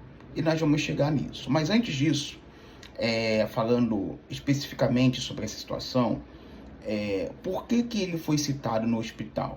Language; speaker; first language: Portuguese; native; Portuguese